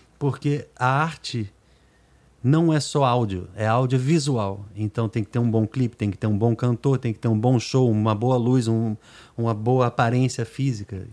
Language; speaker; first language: Portuguese; native; Portuguese